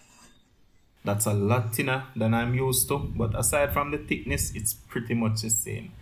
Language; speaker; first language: English; native; English